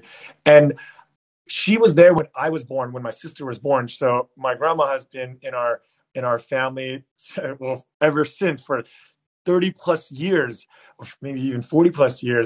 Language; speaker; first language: English; native; English